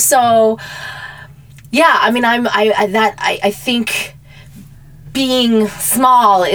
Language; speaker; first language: English; native; English